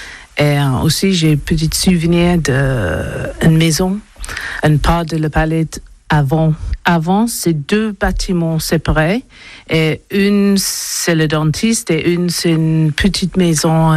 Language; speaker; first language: French; non-native, learner; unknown